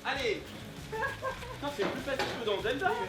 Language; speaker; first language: French; native; French